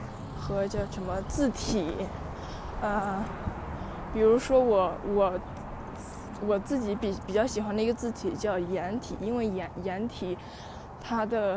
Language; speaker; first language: Chinese; early bilingual, heritage; Chinese